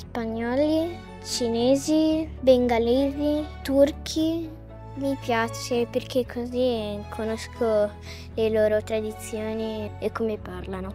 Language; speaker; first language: Italian; early bilingual, other home language; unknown